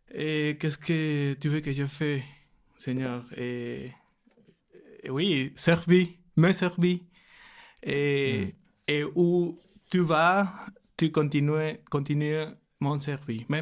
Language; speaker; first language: French; non-native, learner; Spanish